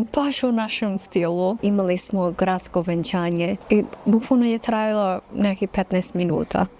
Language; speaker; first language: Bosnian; non-native, fluent; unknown